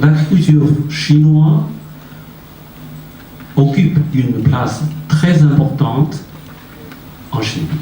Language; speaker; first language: French; non-native, fluent; Chinese